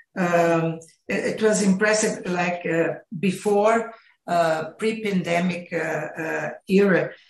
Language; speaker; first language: English; non-native, fluent; Portuguese